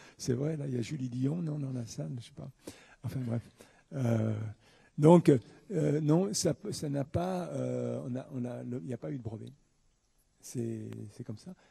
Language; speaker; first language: French; native; French